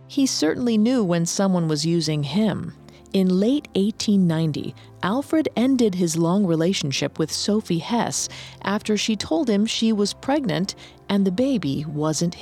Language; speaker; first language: English; native; English